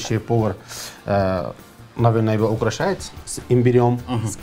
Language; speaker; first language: Russian; non-native, fluent; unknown